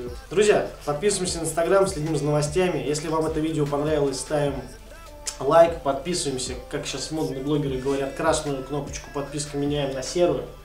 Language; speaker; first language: Russian; native; Russian